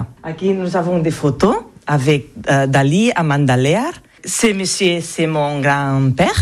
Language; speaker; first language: French; non-native, learner; Catalan